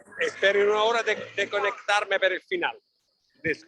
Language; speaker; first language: Spanish; non-native, learner; Italian